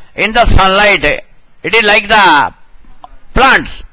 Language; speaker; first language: English; non-native, local second language; Hindi